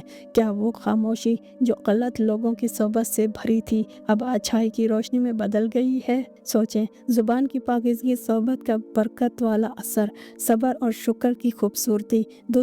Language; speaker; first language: Hindi; native; Hindi